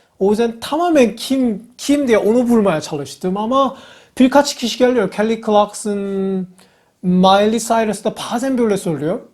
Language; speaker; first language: Turkish; non-native, fluent; Korean